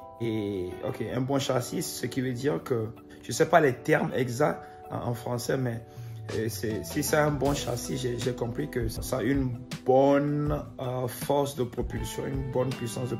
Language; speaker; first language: French; non-native, local second language; Ewe